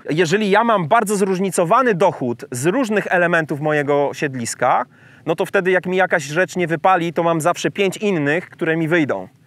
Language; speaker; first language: Polish; native; Polish